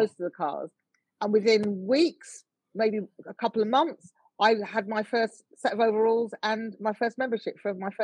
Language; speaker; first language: English; native; English